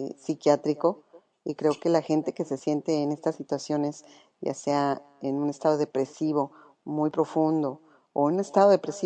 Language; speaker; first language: Spanish; native; Spanish